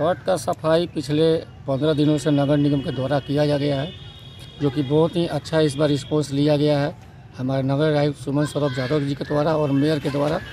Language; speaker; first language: Hindi; native; Hindi